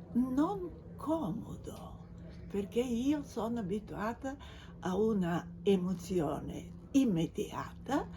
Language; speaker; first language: Italian; non-native, fluent; Bulgarian